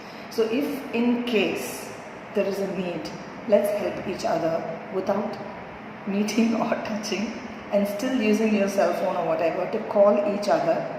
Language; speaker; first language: English; non-native, local second language; Tamil